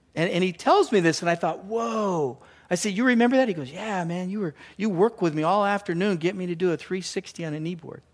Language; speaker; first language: English; native; English